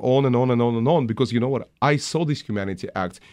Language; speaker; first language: English; non-native, fluent; Russian